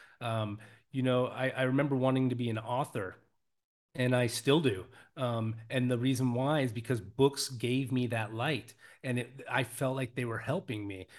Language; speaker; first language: English; native; English